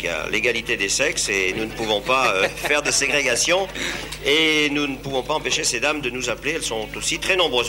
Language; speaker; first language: French; native; French